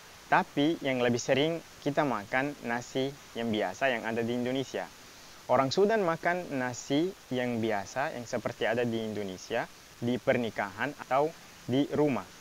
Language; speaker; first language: Indonesian; non-native, fluent; Arabic